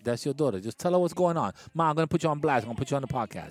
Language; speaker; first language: English; early bilingual, other home language; Spanish